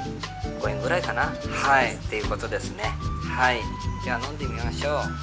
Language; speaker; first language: Japanese; native; Japanese